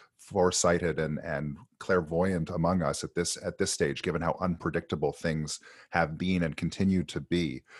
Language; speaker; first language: English; native; English